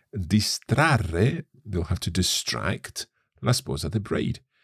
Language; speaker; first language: English; native; English